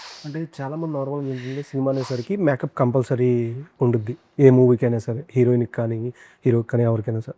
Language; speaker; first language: Telugu; native; Telugu